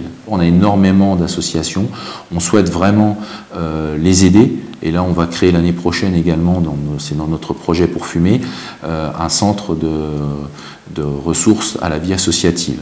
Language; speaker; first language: French; native; French